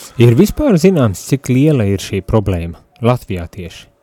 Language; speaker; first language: Latvian; native; Latvian